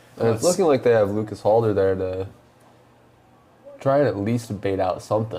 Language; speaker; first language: English; native; English